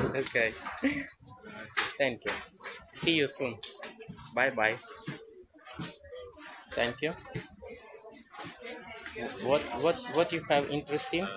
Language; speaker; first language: English; non-native, learner; Ukrainian